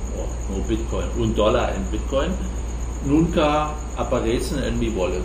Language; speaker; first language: Spanish; non-native, learner; German